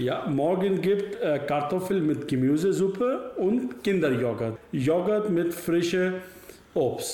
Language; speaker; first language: German; non-native, learner; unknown